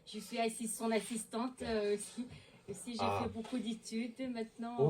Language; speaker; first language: French; non-native, learner; Mongolian